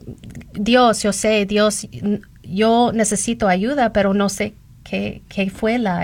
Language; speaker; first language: Spanish; non-native, learner; English